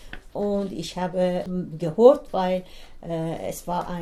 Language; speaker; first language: German; non-native, learner; Persian